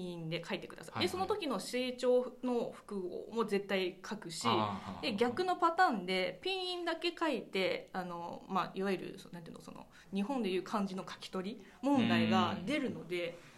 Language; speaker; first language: Japanese; non-native, fluent; Chinese